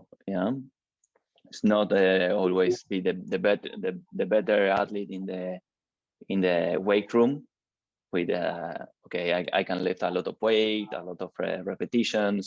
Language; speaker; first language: English; non-native, learner; Spanish